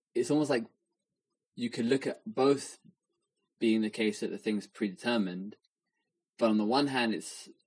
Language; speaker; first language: English; native; English